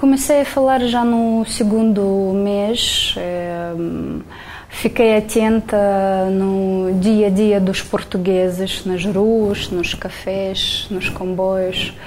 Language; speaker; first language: Portuguese; non-native, learner; Romanian